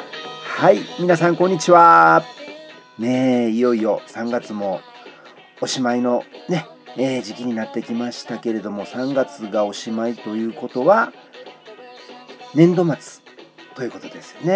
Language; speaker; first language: Japanese; native; Japanese